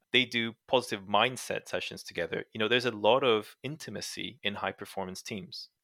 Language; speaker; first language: English; non-native, fluent; Portuguese